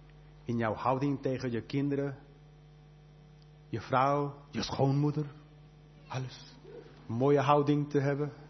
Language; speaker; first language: Dutch; non-native, fluent; English